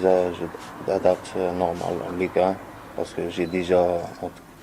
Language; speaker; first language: French; non-native, learner; Arabic